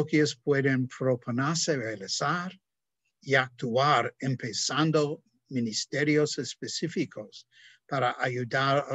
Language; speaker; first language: Spanish; non-native, fluent; English